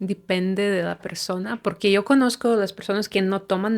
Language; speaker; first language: Spanish; non-native, fluent; Russian